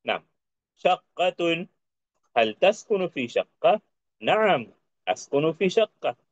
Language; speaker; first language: Arabic; non-native, fluent; Urdu